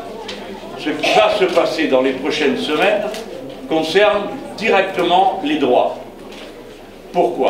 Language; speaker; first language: French; native; French